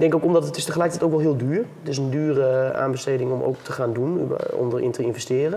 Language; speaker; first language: Dutch; native; Dutch